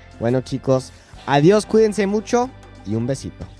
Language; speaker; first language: Spanish; non-native, fluent; English